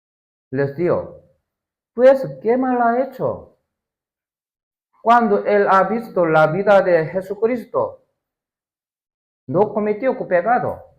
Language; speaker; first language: Spanish; non-native, learner; Korean